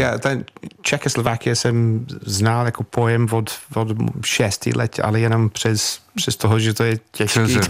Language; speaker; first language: Czech; non-native, learner; English